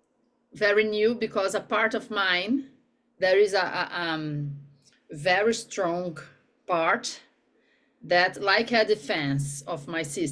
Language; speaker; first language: English; non-native, learner; Portuguese